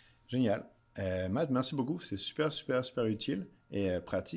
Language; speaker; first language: French; native; French